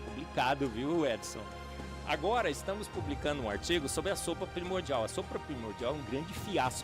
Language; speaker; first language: Portuguese; native; Portuguese